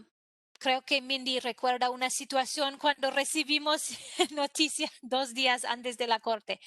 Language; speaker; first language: Spanish; non-native, fluent; English